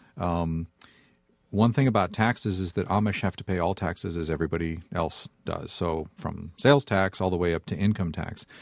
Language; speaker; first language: English; native; English